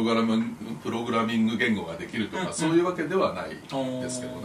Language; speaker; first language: Japanese; native; Japanese